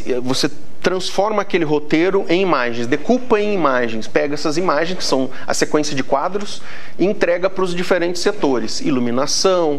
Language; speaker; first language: Portuguese; native; Portuguese